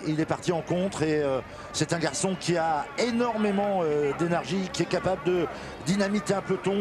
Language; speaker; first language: French; native; French